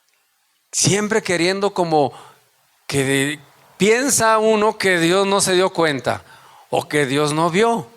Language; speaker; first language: Spanish; native; Spanish